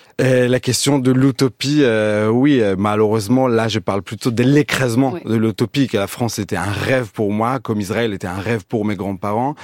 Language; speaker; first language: French; non-native, fluent; Hebrew